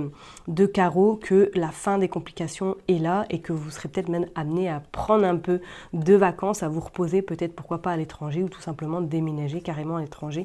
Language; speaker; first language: French; native; French